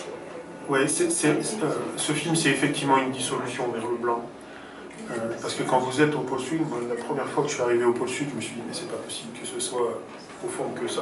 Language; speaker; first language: French; native; French